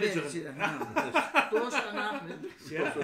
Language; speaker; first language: German; non-native, learner; Turkish